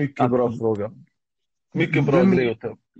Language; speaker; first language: Swedish; early bilingual, other home language; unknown